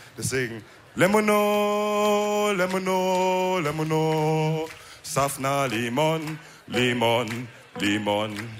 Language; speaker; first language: German; early bilingual, other home language; Wolof